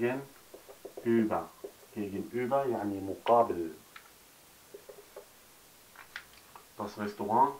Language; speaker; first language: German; non-native, fluent; Arabic